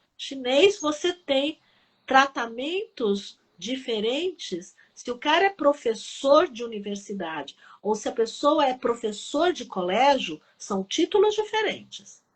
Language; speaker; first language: Portuguese; early bilingual, other home language; Chinese